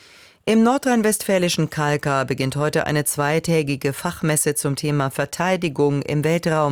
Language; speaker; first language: German; native; German